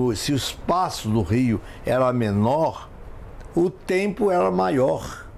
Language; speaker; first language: Portuguese; native; Portuguese